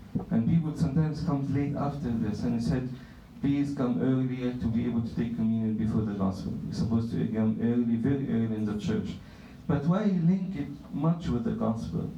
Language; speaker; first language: English; non-native, fluent; Arabic